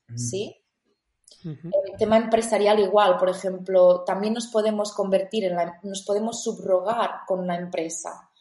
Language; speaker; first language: Spanish; native; Spanish